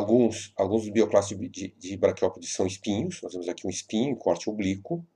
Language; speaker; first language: Portuguese; native; Portuguese